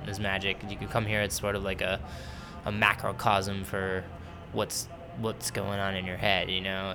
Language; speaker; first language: English; native; English